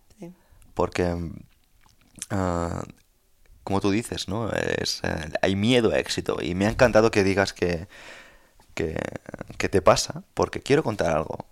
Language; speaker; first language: Spanish; native; Spanish